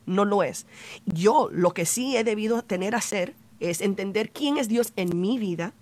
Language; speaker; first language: Spanish; early bilingual, heritage; Spanish